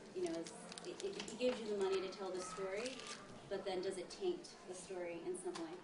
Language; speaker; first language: English; early bilingual, other home language; Italian